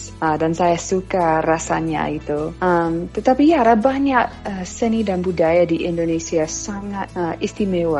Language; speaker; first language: Indonesian; non-native, fluent; English